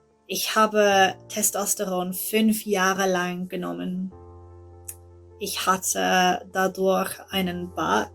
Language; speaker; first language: German; non-native, learner; English